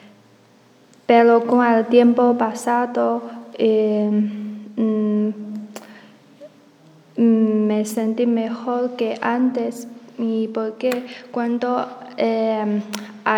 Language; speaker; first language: Spanish; non-native, learner; Chinese